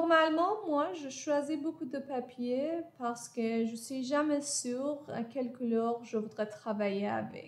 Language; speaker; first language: French; non-native, fluent; Persian